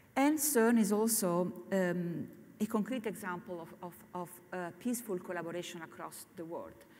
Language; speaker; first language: English; non-native, fluent; Italian